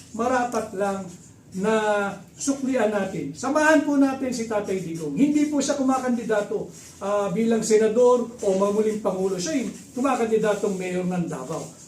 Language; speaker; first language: Filipino; native; Filipino